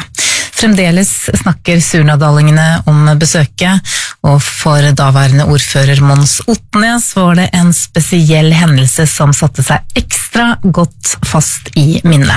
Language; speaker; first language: Norwegian; native; Norwegian